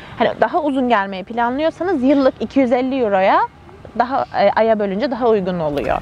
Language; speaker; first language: Turkish; native; Turkish